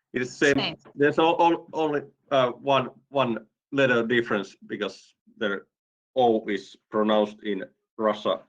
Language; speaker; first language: English; non-native, fluent; Finnish